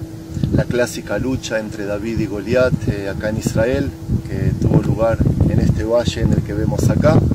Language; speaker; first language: Spanish; native; Spanish